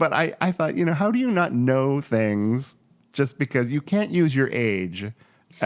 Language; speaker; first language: English; native; English